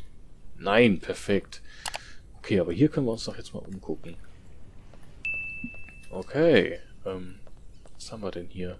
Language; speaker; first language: German; native; German